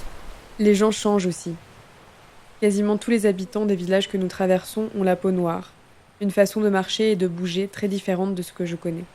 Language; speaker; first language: French; native; French